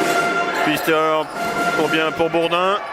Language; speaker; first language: French; native; French